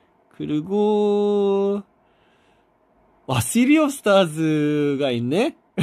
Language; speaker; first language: Korean; non-native, fluent; English